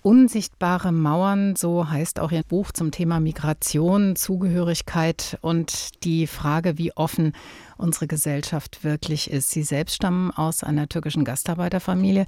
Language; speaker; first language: German; native; German